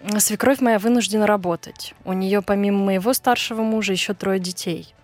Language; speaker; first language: Russian; native; Russian